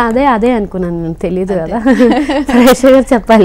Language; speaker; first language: Telugu; non-native, learner; Malayalam